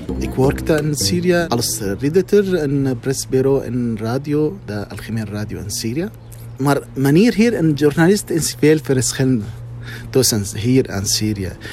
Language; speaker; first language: Dutch; non-native, learner; Arabic